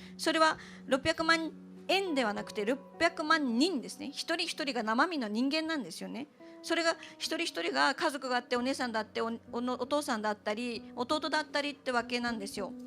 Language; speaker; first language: Japanese; non-native, fluent; Uyghur